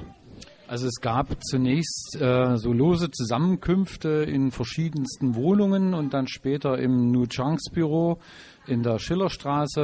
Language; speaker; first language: German; native; German